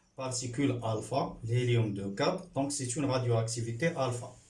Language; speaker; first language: French; non-native, local second language; Arabic